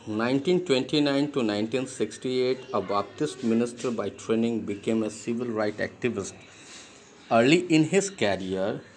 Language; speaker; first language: English; non-native, local second language; Hindi